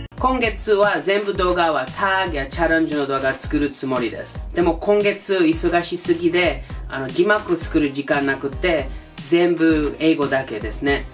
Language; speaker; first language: Japanese; non-native, fluent; English